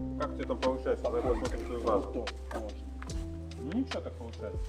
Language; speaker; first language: Russian; native; Russian